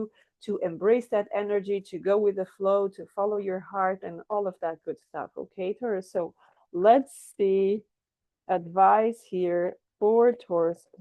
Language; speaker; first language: English; non-native, fluent; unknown